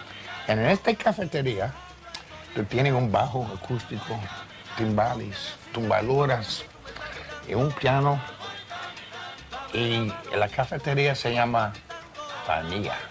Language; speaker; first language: Spanish; non-native, learner; English